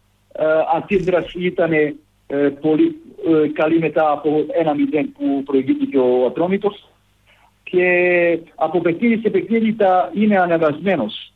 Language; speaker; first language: Greek; non-native, fluent; Serbian